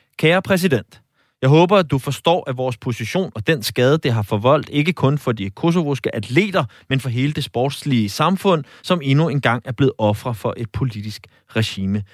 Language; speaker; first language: Danish; native; Danish